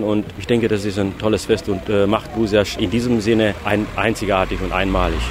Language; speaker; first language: German; native; German